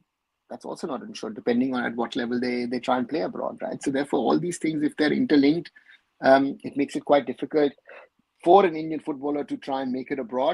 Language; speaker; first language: English; non-native, local second language; Bangla